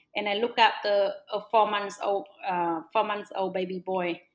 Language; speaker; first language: English; non-native, fluent; Vietnamese